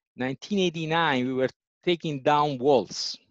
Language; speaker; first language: English; non-native, fluent; Italian